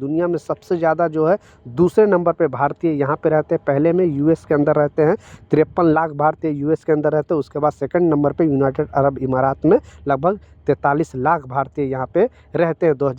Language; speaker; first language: Hindi; native; Hindi